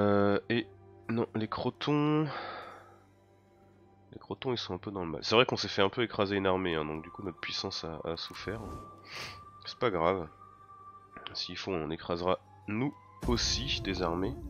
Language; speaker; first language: French; native; French